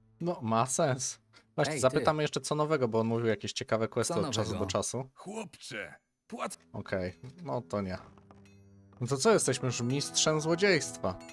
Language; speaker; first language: Polish; native; Polish